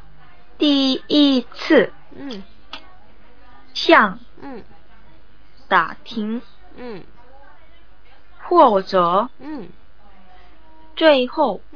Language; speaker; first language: Chinese; non-native, learner; Korean